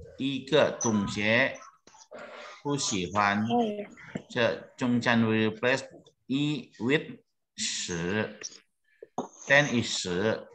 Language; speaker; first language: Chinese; non-native, fluent; Indonesian